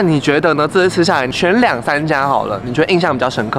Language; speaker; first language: Chinese; native; Chinese